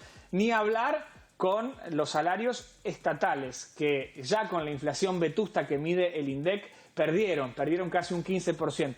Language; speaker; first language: Spanish; native; Spanish